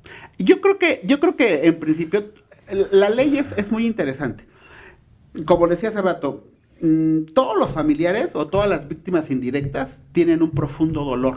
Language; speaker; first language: Spanish; native; Spanish